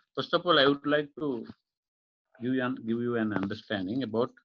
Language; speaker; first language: English; non-native, local second language; Sinhala